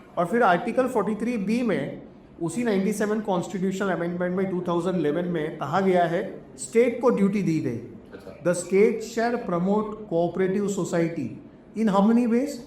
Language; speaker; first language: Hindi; non-native, local second language; Marathi